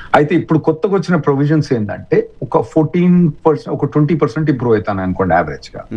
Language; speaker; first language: Telugu; native; Telugu